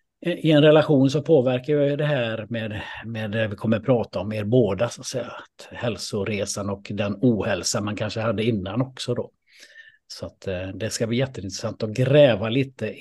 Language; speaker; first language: Swedish; native; Swedish